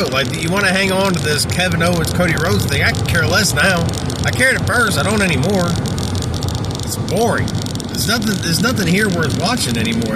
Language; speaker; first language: English; native; English